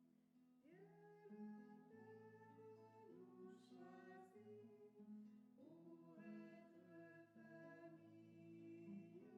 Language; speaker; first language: French; native; French